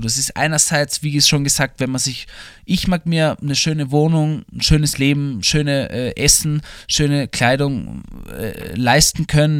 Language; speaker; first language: German; native; German